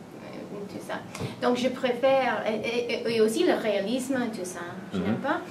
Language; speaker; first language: French; non-native, learner; English